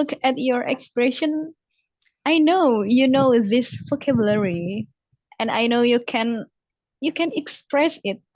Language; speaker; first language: English; non-native, fluent; Javanese